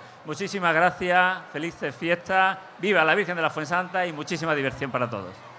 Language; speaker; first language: Spanish; native; Spanish